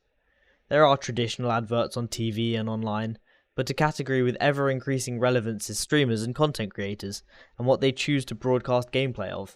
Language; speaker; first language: English; native; English